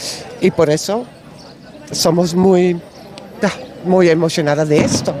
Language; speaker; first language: Spanish; non-native, learner; Dutch